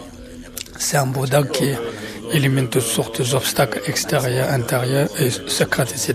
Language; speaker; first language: French; non-native, fluent; Tibetan